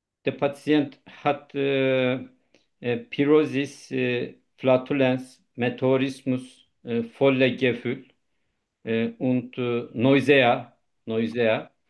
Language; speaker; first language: German; non-native, learner; Turkish